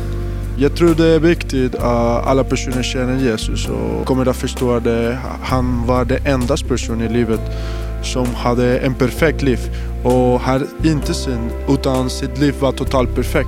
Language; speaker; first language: Swedish; non-native, learner; Spanish